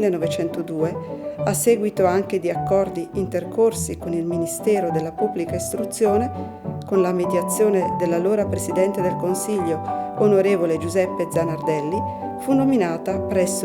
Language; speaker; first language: Italian; native; Italian